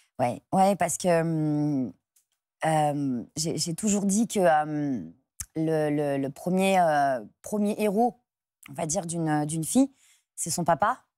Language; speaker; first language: French; native; French